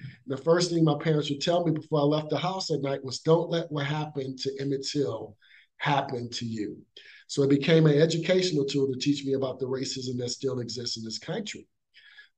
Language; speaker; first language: English; native; English